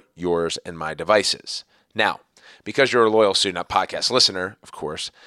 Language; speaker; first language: English; early bilingual, other home language; Arabic